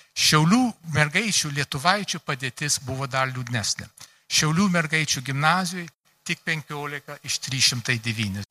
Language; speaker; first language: Lithuanian; early bilingual, heritage; Lithuanian